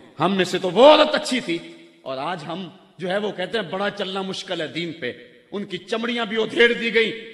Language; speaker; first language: Urdu; non-native, local second language; Punjabi